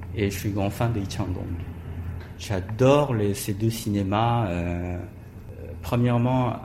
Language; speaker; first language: French; non-native, fluent; Korean